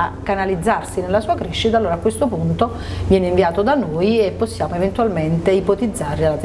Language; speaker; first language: Italian; native; Italian